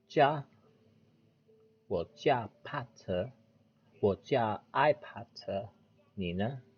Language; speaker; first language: Chinese; non-native, learner; English